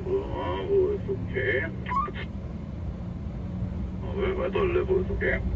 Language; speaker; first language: German; non-native, learner; Polish